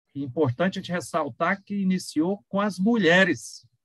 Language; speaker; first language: Portuguese; native; Portuguese